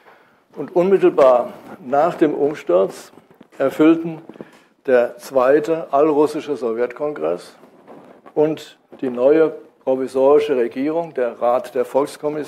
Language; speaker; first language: German; native; German